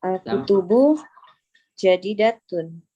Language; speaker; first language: Arabic; non-native, learner; Indonesian